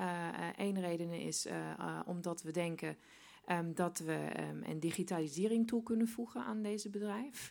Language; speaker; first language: Dutch; non-native, fluent; German